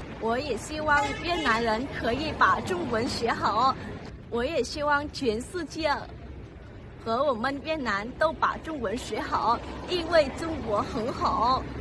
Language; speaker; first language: Chinese; non-native, learner; Vietnamese